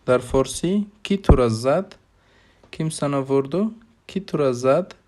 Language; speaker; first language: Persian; non-native, fluent; Hindi